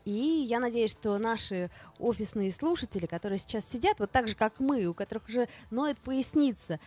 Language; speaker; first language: Russian; native; Russian